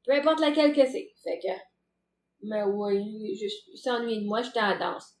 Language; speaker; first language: French; native; French